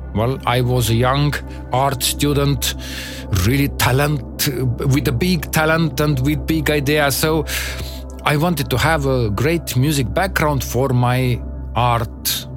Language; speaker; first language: English; non-native, learner; Estonian